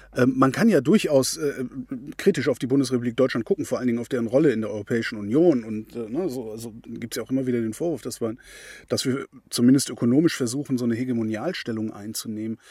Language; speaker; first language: German; native; German